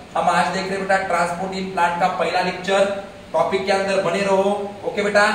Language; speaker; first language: Hindi; non-native, local second language; Marathi